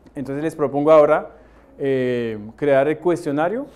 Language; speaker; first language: Spanish; non-native, fluent; French